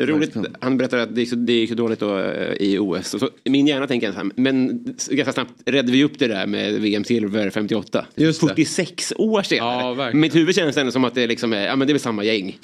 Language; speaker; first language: Swedish; native; Swedish